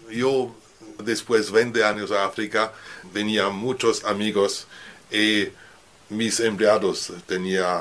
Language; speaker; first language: Spanish; non-native, learner; French